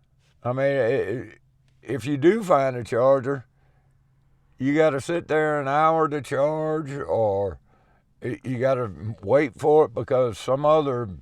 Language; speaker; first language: English; native; English